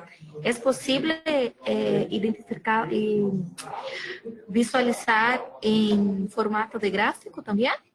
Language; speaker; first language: Spanish; non-native, learner; Portuguese